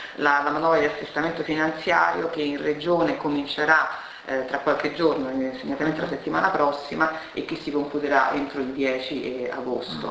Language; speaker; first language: Italian; native; Italian